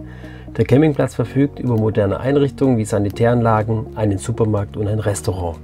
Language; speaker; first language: German; native; German